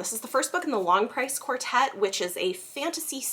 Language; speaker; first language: English; native; English